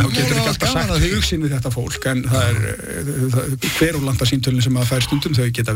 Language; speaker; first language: Icelandic; native; Icelandic